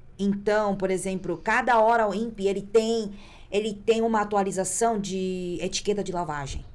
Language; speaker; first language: Portuguese; early bilingual, other home language; Chinese